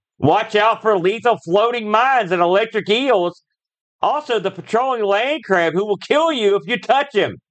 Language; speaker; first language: English; native; English